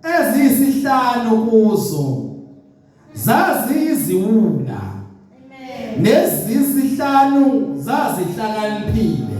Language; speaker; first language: Zulu; native; Zulu